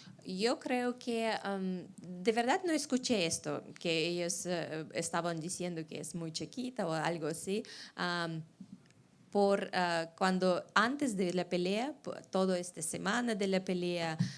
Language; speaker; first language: Spanish; non-native, fluent; Russian